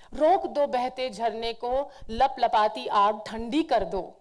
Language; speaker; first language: English; non-native, local second language; Hindi